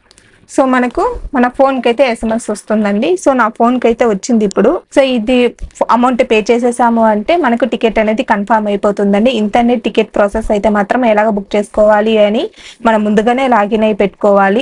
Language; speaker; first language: Telugu; native; Telugu